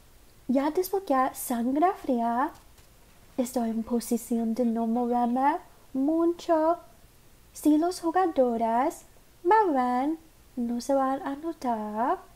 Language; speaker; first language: Spanish; non-native, learner; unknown